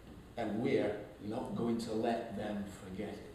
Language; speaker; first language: English; native; English